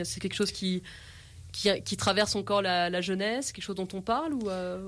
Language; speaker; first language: French; native; French